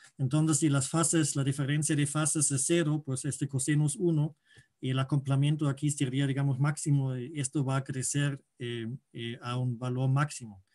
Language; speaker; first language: Spanish; non-native, fluent; German